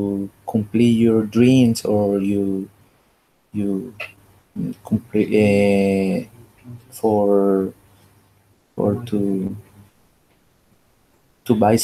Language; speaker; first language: English; non-native, learner; Spanish